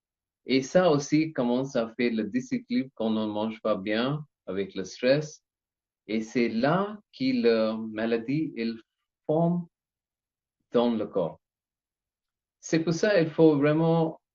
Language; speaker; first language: French; non-native, learner; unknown